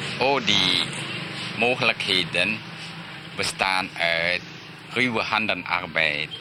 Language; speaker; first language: Dutch; early bilingual, heritage; Dutch